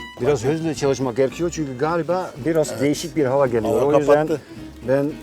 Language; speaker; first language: Turkish; non-native, fluent; Dutch